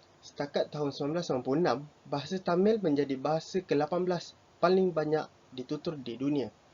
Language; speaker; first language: Malay; native; Malay